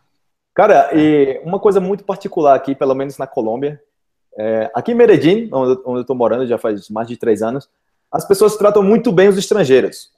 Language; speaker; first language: Portuguese; native; Portuguese